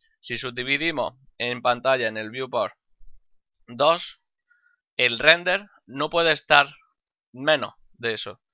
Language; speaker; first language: Spanish; native; Spanish